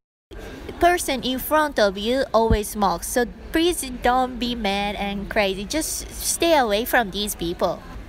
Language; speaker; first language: English; non-native, fluent; Japanese